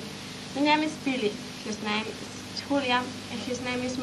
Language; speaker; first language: English; non-native, learner; Spanish